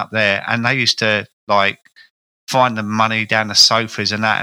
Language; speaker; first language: English; native; English